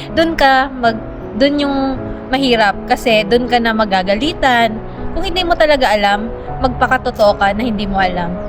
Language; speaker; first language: Filipino; native; Filipino